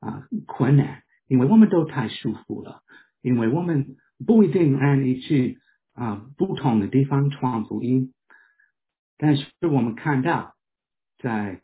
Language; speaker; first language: Chinese; non-native, fluent; English